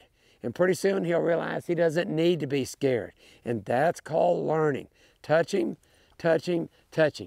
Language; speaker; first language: English; native; English